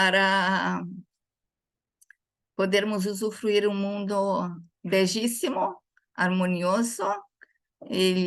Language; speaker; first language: Spanish; non-native, fluent; Portuguese